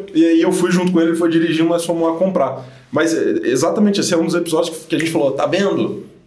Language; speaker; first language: Portuguese; native; Portuguese